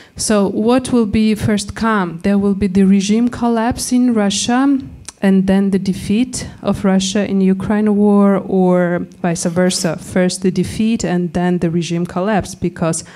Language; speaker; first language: English; non-native, fluent; Georgian